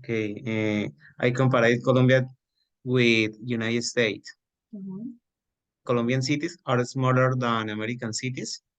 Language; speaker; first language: English; non-native, learner; Spanish